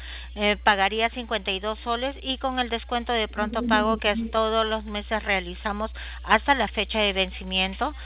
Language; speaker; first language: Spanish; native; Spanish